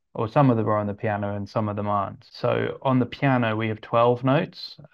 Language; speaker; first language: English; native; English